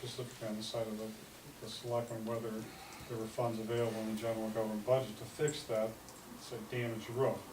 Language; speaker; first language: English; native; English